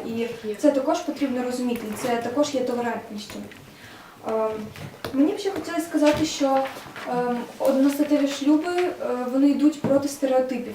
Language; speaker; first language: Ukrainian; non-native, local second language; Russian